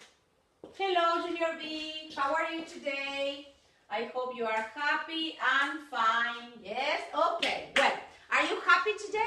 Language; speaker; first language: English; non-native, fluent; Spanish